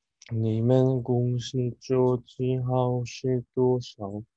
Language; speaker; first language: Chinese; non-native, learner; Korean